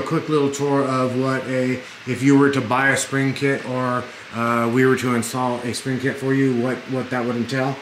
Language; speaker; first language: English; native; English